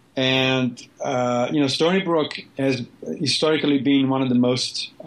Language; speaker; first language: English; non-native, fluent; Italian